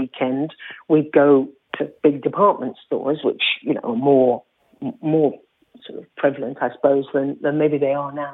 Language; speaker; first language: English; native; English